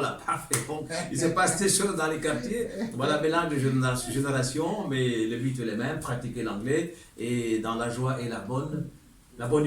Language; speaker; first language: French; native; French